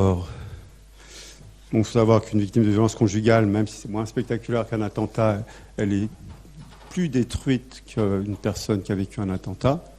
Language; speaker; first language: French; native; French